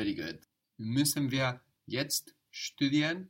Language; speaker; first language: German; non-native, fluent; English